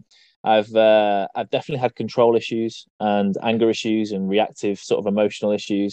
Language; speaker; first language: English; native; English